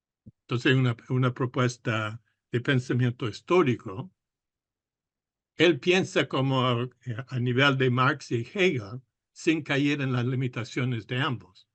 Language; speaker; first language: Spanish; non-native, fluent; English